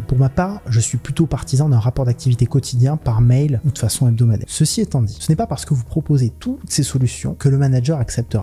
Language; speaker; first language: French; native; French